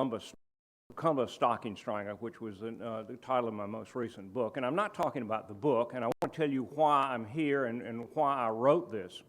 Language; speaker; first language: English; native; English